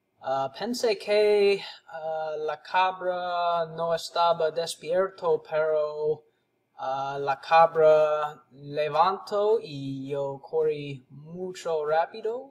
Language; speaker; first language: Spanish; non-native, learner; English